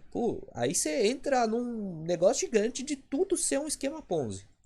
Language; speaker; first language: Portuguese; native; Portuguese